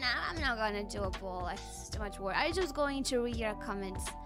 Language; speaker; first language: English; non-native, fluent; Spanish